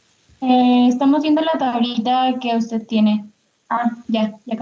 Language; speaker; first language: Spanish; native; Spanish